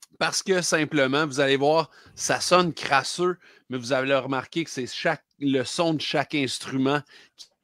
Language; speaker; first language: French; native; French